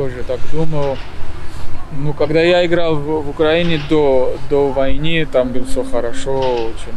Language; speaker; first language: Russian; non-native, learner; Georgian